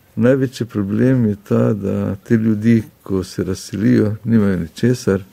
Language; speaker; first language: Slovenian; non-native, fluent; Arabic